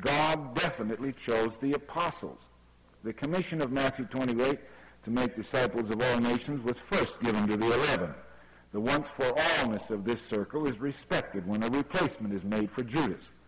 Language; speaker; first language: English; native; English